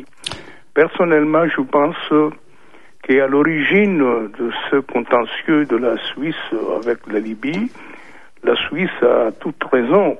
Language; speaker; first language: French; non-native, fluent; Italian